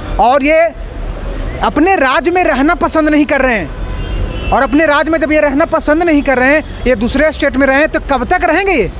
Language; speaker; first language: Hindi; native; Hindi